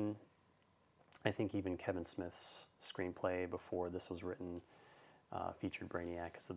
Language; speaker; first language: English; native; English